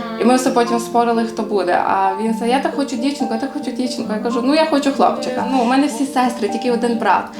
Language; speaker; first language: Ukrainian; native; Ukrainian